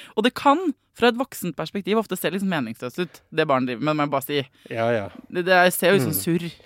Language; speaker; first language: Norwegian; native; Norwegian